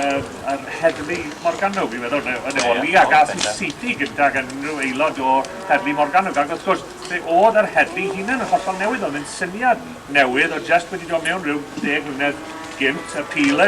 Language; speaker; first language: Welsh; native; Welsh